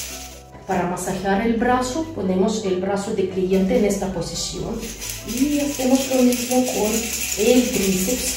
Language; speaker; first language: Spanish; non-native, fluent; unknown